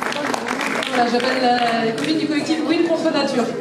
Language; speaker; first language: French; native; French